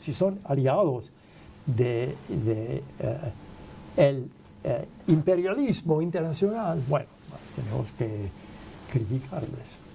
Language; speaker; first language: Spanish; non-native, fluent; English